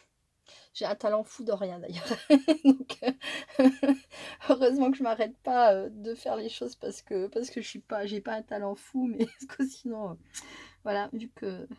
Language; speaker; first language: French; native; French